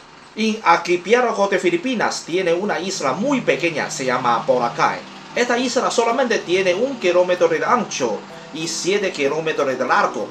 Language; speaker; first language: Spanish; non-native, learner; Chinese